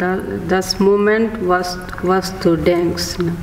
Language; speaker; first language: German; non-native, learner; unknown